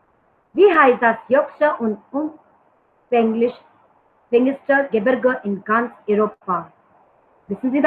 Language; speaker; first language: German; non-native, learner; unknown